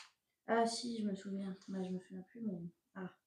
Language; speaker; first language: French; native; French